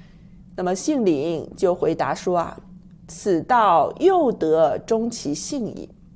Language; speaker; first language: Chinese; native; Chinese